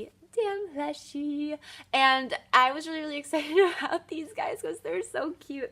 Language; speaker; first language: English; native; English